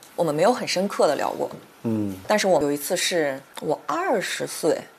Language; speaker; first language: Chinese; native; Chinese